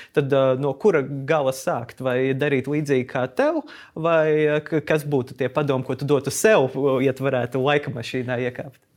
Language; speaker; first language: Latvian; native; Latvian